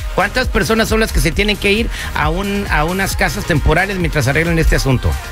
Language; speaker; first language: Spanish; early bilingual, heritage; Spanish